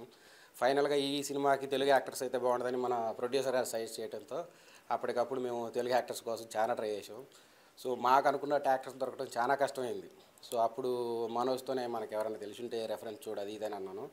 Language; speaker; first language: Telugu; native; Telugu